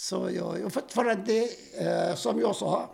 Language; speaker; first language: Swedish; non-native, fluent; Arabic